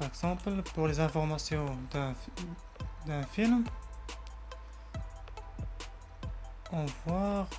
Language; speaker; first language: French; non-native, learner; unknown